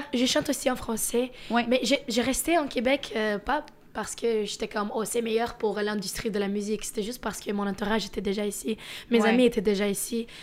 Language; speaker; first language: French; early bilingual, other home language; Russian